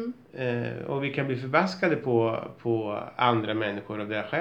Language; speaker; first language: Swedish; native; Swedish